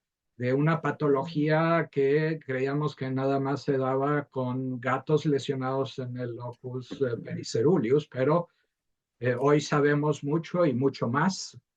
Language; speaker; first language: Spanish; native; Spanish